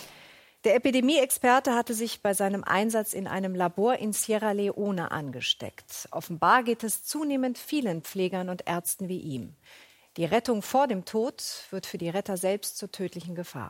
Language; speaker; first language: German; native; German